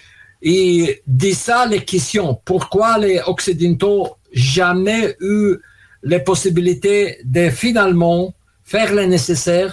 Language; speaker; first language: French; non-native, learner; Russian